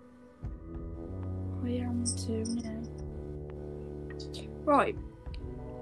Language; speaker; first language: English; native; English